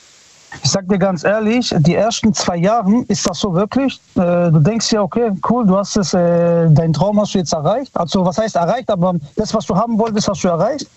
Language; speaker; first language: German; early bilingual, other home language; Italian